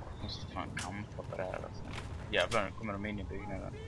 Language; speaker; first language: Swedish; native; Swedish